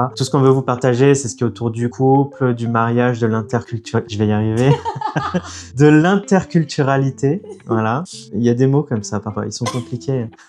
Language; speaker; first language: French; native; French